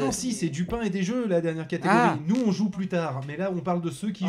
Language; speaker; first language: French; native; French